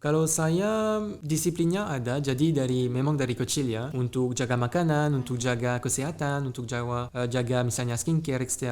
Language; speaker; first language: Indonesian; non-native, fluent; French